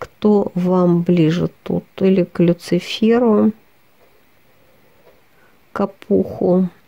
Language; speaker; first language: Russian; native; Russian